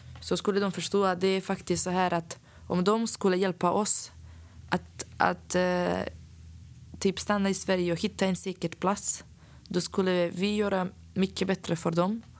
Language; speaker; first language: Swedish; non-native, fluent; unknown